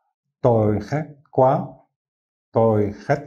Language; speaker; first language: Vietnamese; non-native, learner; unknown